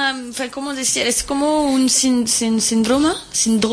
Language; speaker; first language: Spanish; non-native, fluent; French